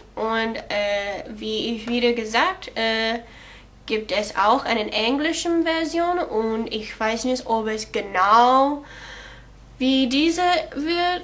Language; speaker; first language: German; non-native, learner; English